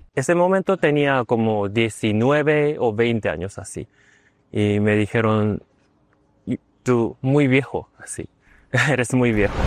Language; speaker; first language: Spanish; non-native, learner; Korean